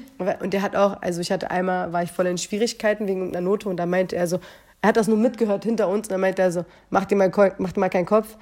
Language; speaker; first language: German; early bilingual, other home language; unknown